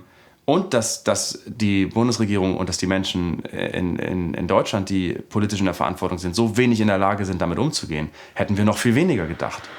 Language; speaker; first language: German; native; German